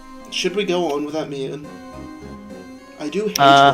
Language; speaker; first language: English; native; English